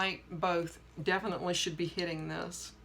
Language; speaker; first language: English; native; English